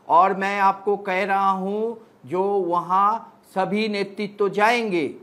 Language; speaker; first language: Hindi; non-native, local second language; Bangla